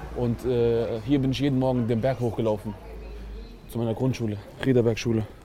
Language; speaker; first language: German; early bilingual, other home language; Kurdish